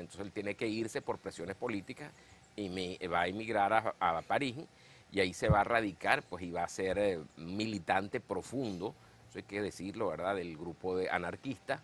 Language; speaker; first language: Spanish; native; Spanish